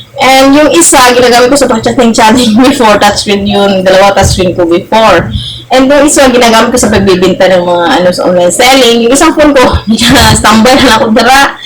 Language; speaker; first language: Filipino; non-native, local second language; Cebuano